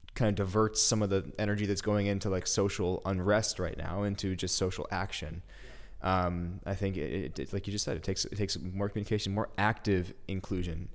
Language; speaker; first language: English; native; English